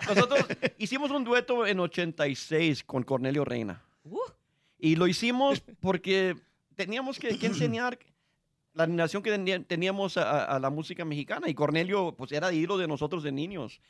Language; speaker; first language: Spanish; early bilingual, heritage; Spanish